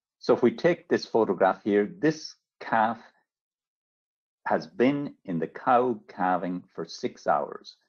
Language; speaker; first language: English; native; English